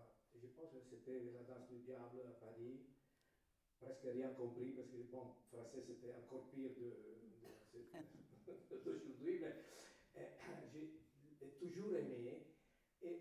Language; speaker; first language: French; non-native, fluent; Italian